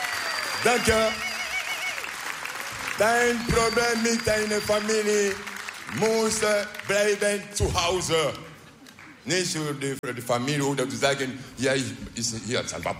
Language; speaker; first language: Dutch; non-native, learner; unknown